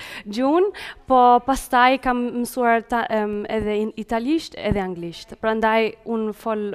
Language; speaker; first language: Albanian; early bilingual, heritage; Spanish